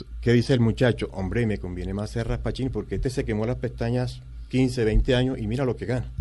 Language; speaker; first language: Spanish; native; Spanish